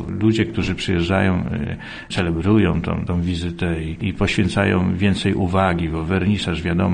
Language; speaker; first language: Polish; native; Polish